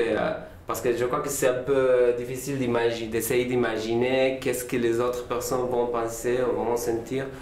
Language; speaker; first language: French; non-native, learner; Spanish